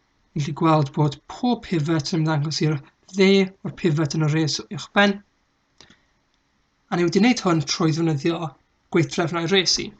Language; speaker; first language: Welsh; native; Welsh